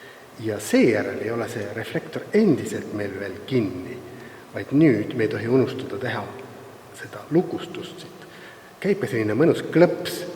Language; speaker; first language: Estonian; native; Estonian